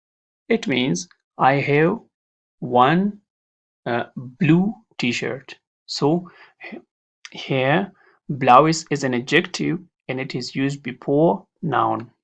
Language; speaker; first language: English; non-native, fluent; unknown